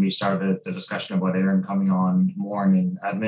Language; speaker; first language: English; native; English